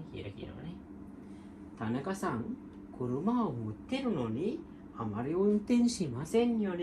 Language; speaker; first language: Japanese; non-native, fluent; Sinhala